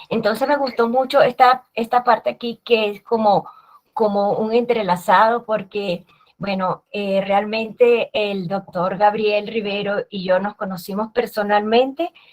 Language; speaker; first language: Spanish; native; Spanish